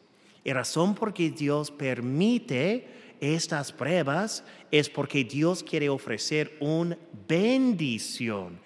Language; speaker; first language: Spanish; non-native, fluent; English